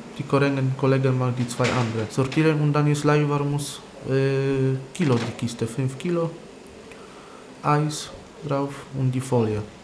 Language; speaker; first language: German; non-native, learner; Polish